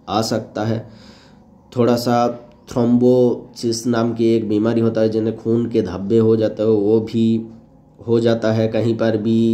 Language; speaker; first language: Hindi; native; Hindi